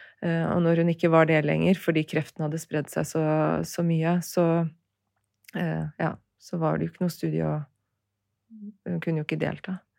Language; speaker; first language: Norwegian; early bilingual, other home language; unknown